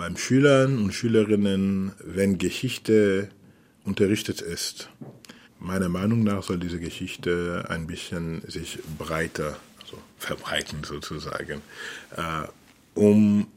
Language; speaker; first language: German; non-native, fluent; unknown